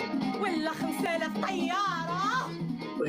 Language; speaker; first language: Arabic; native; Arabic